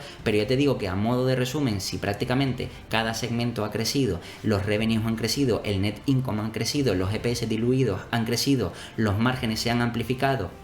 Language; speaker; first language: Spanish; native; Spanish